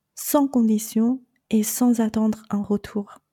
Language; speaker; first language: French; non-native, fluent; Chinese